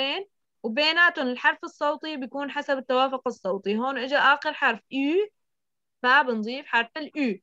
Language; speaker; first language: Arabic; native; Arabic